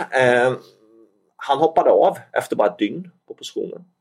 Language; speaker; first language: Swedish; native; Swedish